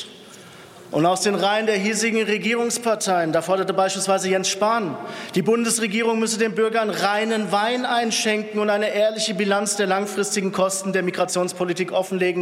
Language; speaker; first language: German; native; German